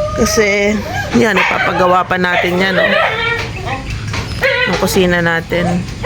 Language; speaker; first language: Filipino; native; Filipino